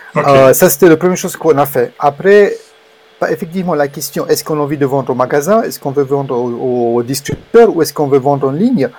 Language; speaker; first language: French; non-native, fluent; Romanian